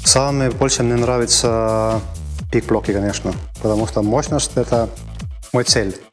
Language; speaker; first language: Russian; non-native, fluent; Estonian